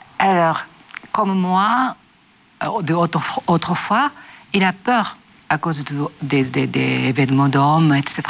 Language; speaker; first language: French; non-native, learner; Japanese